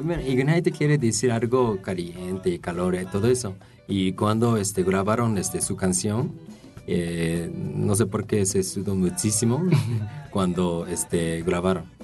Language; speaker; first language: Spanish; non-native, fluent; Japanese